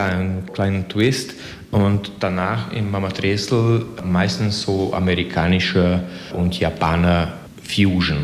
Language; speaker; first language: German; non-native, learner; Hungarian